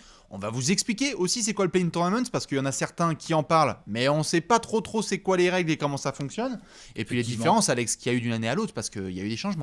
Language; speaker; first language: French; native; French